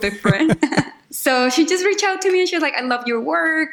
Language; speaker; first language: English; non-native, fluent; Spanish